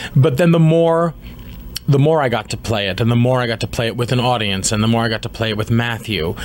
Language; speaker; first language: English; native; English